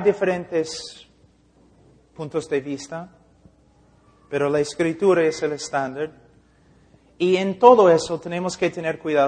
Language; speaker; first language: Spanish; non-native, fluent; English